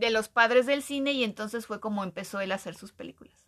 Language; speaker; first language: Spanish; native; Spanish